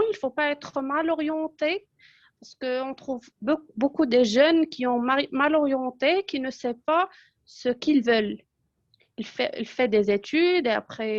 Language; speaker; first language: French; non-native, local second language; Arabic